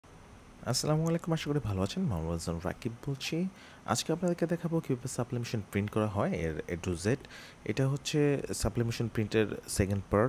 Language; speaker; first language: Bangla; native; Bangla